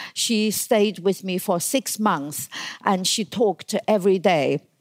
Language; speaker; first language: English; non-native, fluent; Chinese